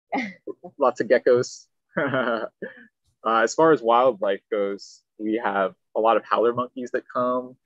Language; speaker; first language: English; native; English